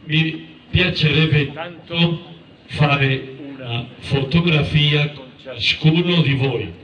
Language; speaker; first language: Italian; non-native, fluent; Spanish